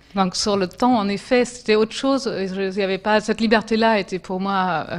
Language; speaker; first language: French; non-native, fluent; German